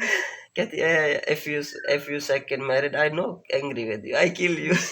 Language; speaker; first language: English; non-native, learner; Urdu